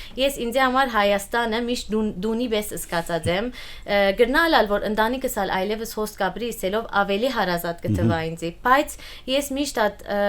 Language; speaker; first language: Armenian; early bilingual, heritage; Armenian